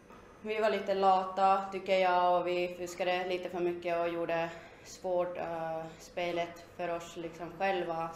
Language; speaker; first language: Swedish; non-native, fluent; Finnish